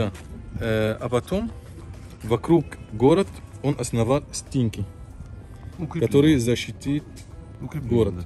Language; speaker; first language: Russian; non-native, local second language; Arabic